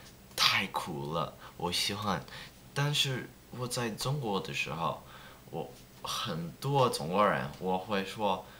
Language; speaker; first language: Chinese; non-native, learner; English